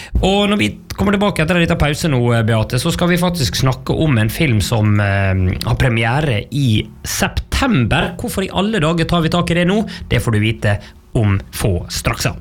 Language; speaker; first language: Norwegian; native; Norwegian